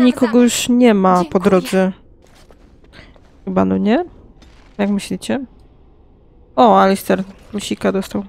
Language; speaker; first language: Polish; native; Polish